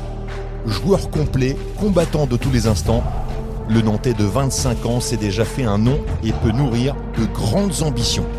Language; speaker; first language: French; native; French